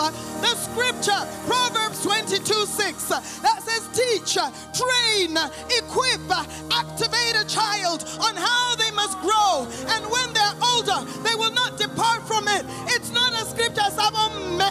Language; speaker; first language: English; native; English